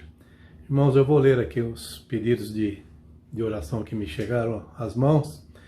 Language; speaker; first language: Portuguese; native; Portuguese